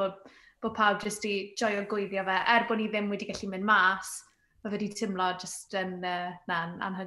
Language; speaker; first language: Welsh; native; Welsh